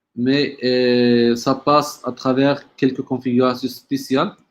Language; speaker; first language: French; non-native, local second language; Arabic